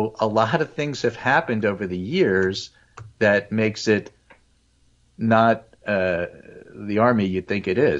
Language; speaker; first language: English; native; English